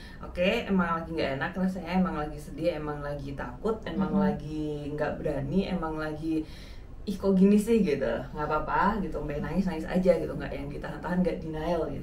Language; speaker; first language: Indonesian; native; Indonesian